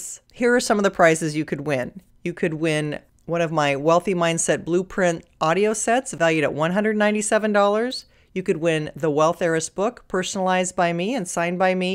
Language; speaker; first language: English; native; English